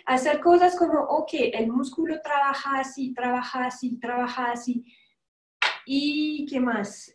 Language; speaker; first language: Spanish; non-native, fluent; French